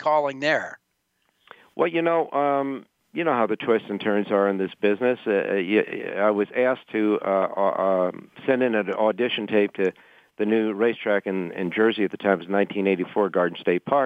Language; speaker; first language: English; native; English